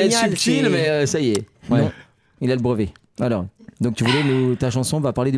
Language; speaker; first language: French; native; French